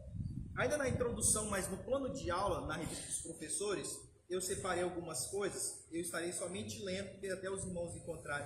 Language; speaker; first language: Portuguese; native; Portuguese